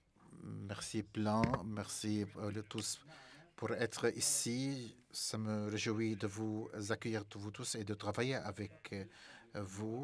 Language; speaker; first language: French; non-native, fluent; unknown